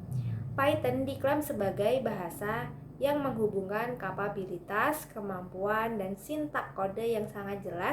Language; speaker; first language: Indonesian; native; Indonesian